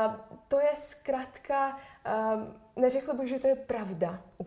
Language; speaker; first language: Czech; non-native, fluent; Russian